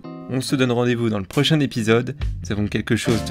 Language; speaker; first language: French; native; French